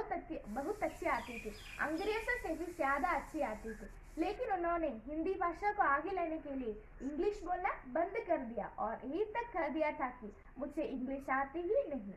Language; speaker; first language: Hindi; non-native, local second language; Malayalam